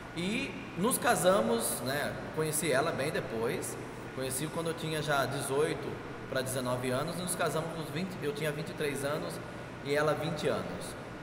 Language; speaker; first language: Portuguese; native; Portuguese